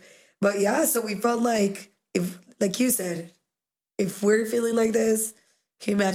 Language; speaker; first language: English; non-native, fluent; Spanish